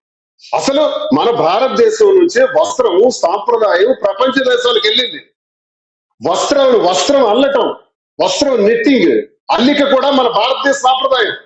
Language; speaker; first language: Telugu; native; Telugu